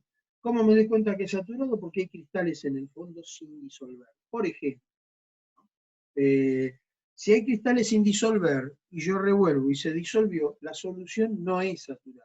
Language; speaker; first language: Spanish; native; Spanish